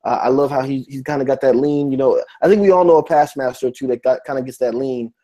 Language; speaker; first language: English; native; English